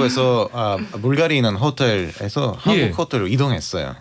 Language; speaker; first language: Korean; non-native, fluent; Bulgarian